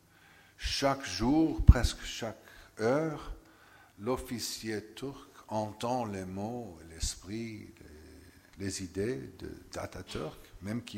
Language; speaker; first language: French; non-native, fluent; English